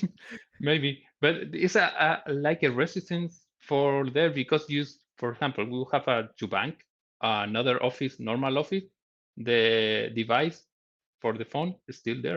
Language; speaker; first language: English; non-native, learner; Spanish